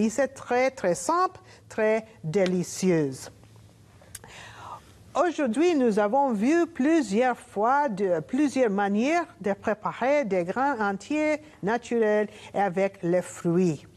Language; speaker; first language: French; non-native, learner; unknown